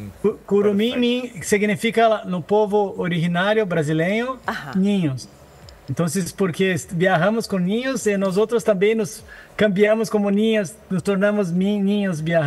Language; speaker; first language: Spanish; non-native, learner; Portuguese